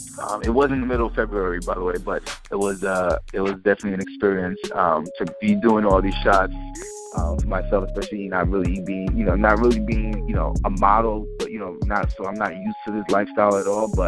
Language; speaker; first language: English; native; English